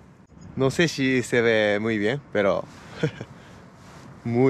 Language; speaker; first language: Spanish; non-native, fluent; Japanese